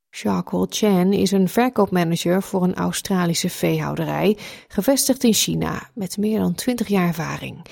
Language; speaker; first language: Dutch; native; Dutch